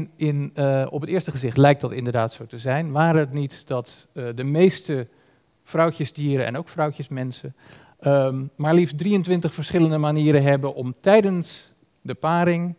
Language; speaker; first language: Dutch; native; Dutch